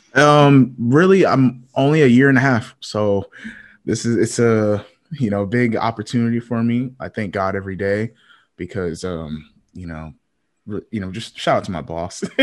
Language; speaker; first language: English; native; English